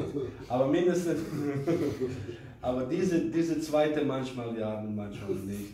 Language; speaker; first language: German; non-native, fluent; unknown